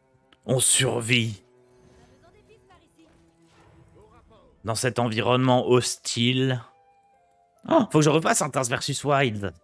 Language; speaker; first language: French; native; French